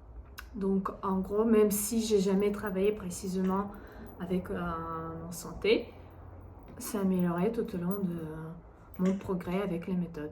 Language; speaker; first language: French; non-native, fluent; Russian